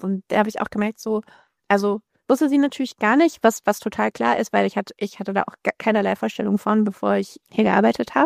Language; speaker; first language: German; native; German